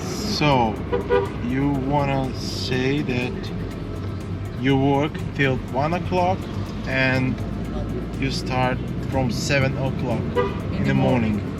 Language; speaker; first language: English; non-native, learner; Serbian